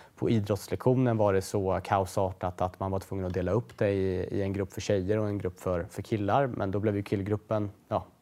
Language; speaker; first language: Swedish; native; Swedish